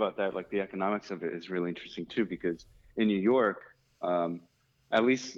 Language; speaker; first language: English; native; English